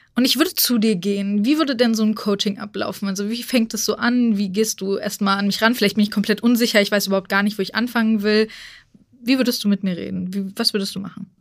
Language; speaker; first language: German; native; German